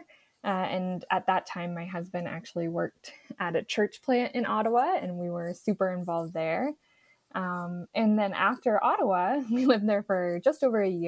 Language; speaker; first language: English; native; English